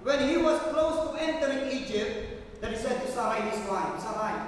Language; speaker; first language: English; non-native, local second language; Filipino